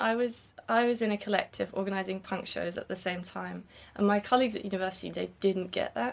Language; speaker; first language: English; non-native, fluent; German